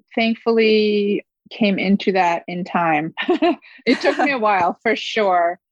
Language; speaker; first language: English; early bilingual, other home language; Korean